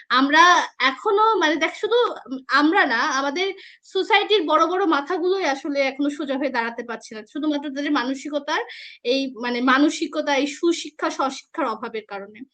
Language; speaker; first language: Bangla; non-native, local second language; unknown